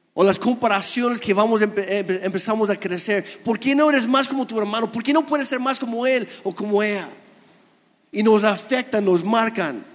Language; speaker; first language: Spanish; non-native, fluent; English